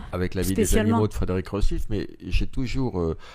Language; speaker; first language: French; native; French